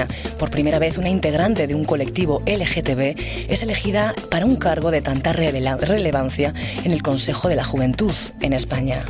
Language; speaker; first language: Spanish; native; Spanish